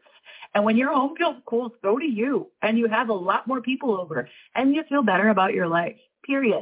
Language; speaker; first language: English; native; English